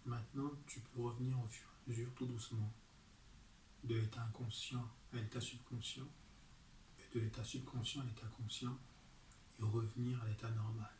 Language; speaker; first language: French; native; French